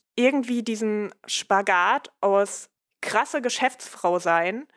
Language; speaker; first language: German; native; German